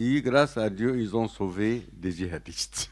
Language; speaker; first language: French; non-native, learner; Arabic